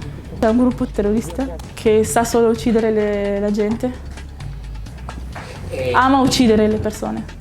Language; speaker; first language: Italian; early bilingual, other home language; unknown